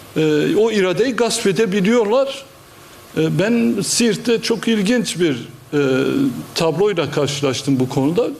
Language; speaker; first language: Turkish; non-native, local second language; Kurdish